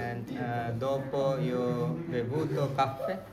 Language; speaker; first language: Italian; non-native, learner; Bangla